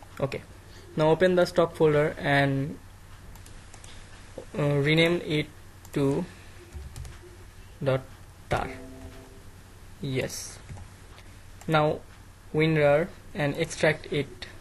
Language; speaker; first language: English; non-native, learner; Bangla